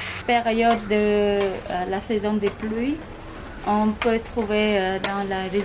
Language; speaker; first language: French; non-native, fluent; Khmer